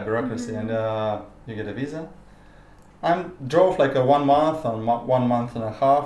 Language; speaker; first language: English; non-native, learner; Russian